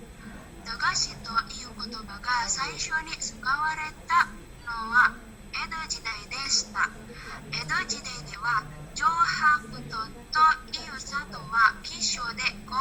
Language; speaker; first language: Japanese; non-native, learner; Indonesian